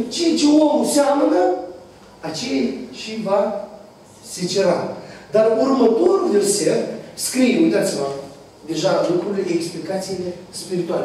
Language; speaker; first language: Romanian; non-native, fluent; Russian